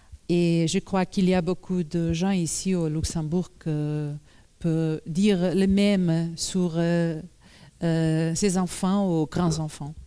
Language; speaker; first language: French; non-native, learner; Portuguese